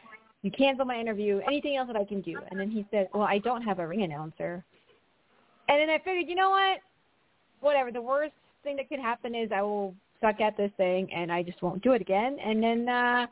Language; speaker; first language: English; non-native, local second language; Filipino